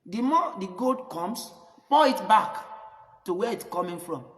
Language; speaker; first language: English; non-native, local second language; Yoruba